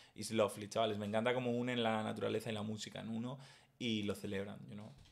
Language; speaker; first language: Spanish; native; Spanish